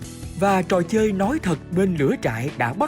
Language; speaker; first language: Vietnamese; native; Vietnamese